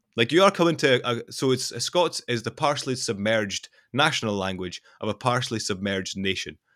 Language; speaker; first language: English; non-native, local second language; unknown